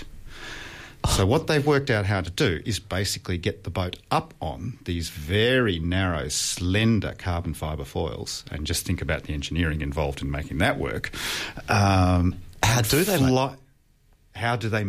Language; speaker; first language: English; native; English